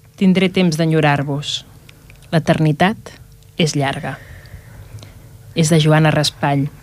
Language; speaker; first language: Catalan; native; Catalan